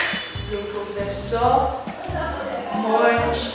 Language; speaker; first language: French; non-native, learner; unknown